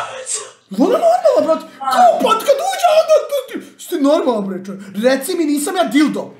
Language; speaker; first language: Bosnian; native; Bosnian